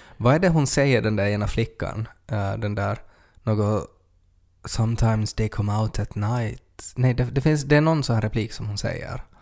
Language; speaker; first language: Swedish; native; Swedish